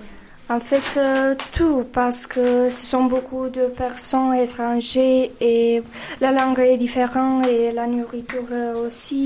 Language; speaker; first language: French; non-native, learner; Romanian